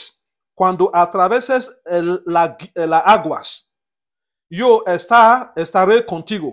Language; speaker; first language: Spanish; non-native, learner; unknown